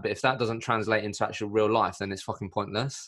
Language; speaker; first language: English; native; English